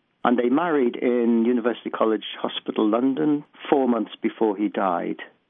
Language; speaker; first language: English; native; English